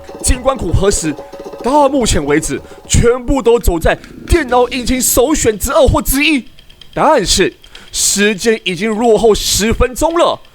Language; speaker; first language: Chinese; native; Chinese